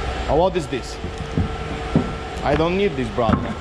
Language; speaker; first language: English; non-native, learner; Polish